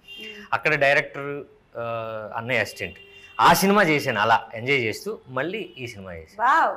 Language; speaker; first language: Telugu; native; Telugu